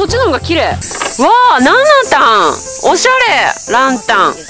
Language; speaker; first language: Japanese; native; Japanese